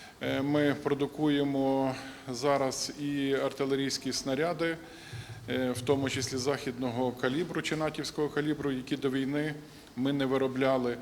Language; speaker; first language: Ukrainian; native; Ukrainian